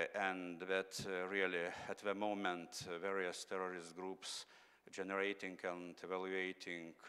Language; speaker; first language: English; non-native, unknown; Lithuanian